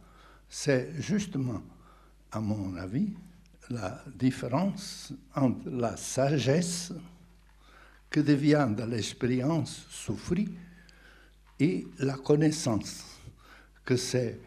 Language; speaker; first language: French; non-native, fluent; Portuguese